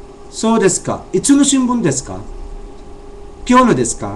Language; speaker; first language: Japanese; non-native, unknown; Chavacano